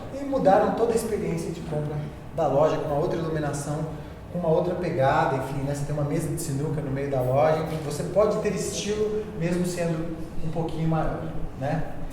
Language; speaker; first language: Portuguese; native; Portuguese